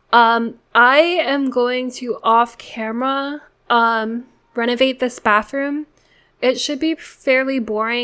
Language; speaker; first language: English; native; English